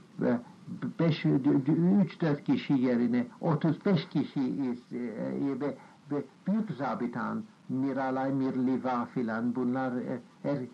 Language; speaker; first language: Turkish; non-native, fluent; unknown